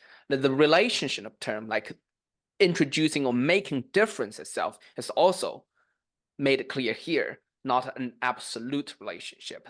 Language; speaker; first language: English; non-native, fluent; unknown